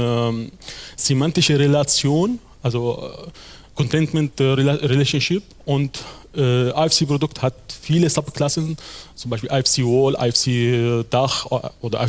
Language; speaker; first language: German; non-native, fluent; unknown